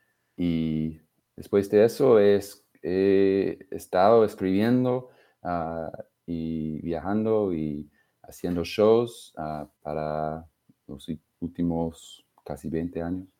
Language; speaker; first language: Spanish; non-native, fluent; English